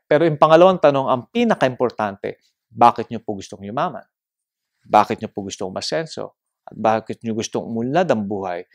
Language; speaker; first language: Filipino; native; Filipino